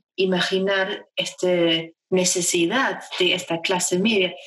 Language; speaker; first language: Spanish; non-native, fluent; German